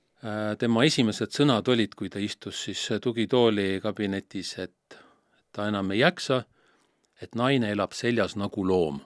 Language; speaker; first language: Estonian; native; Estonian